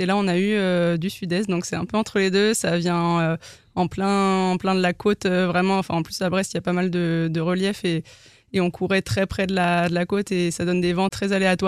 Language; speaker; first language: French; native; French